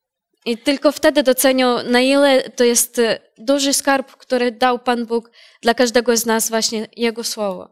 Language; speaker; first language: Polish; non-native, learner; Ukrainian